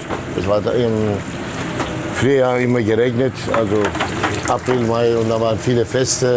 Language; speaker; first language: German; non-native, local second language; Turkish